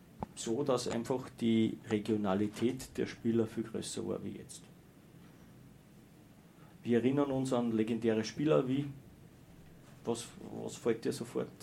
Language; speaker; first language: German; native; German